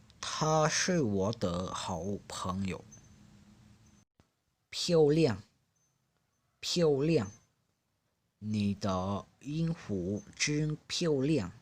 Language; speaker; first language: Chinese; non-native, fluent; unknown